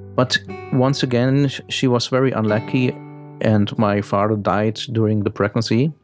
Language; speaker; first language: English; early bilingual, heritage; German